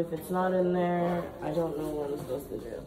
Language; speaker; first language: English; native; English